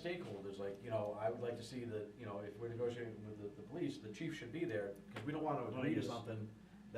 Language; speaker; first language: English; native; English